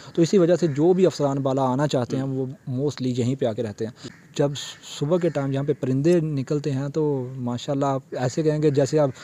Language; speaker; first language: Urdu; native; Urdu